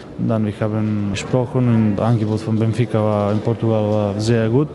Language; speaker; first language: German; non-native, learner; Macedonian